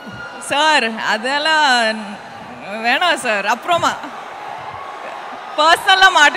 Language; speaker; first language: Tamil; non-native, learner; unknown